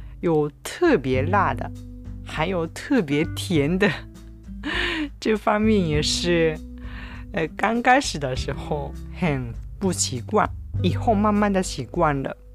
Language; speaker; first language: Chinese; non-native, fluent; Japanese